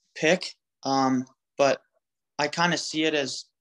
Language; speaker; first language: English; native; English